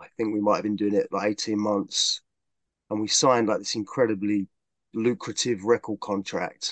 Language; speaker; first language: English; native; English